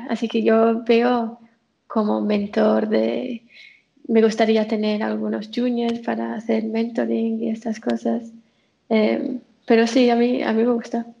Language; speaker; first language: Spanish; non-native, fluent; English